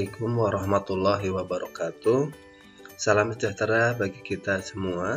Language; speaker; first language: Indonesian; native; Indonesian